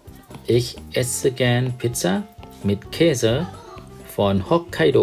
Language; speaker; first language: German; non-native, fluent; Thai